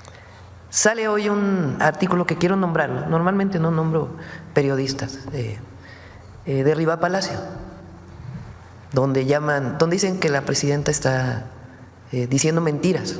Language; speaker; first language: Spanish; native; Spanish